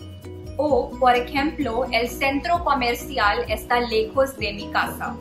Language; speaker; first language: Spanish; non-native, fluent; Hindi